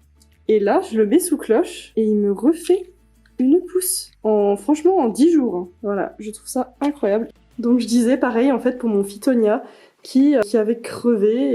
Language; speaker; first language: French; native; French